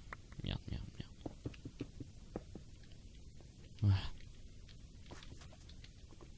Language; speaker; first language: French; native; French